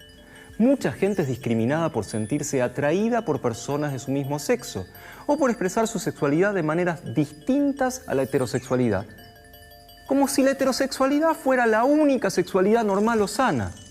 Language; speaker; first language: Spanish; native; Spanish